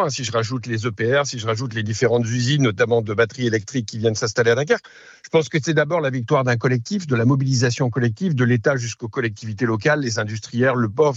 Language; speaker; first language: French; native; French